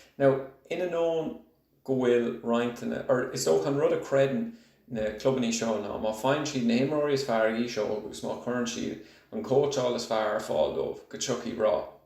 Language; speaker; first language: Irish; non-native, local second language; English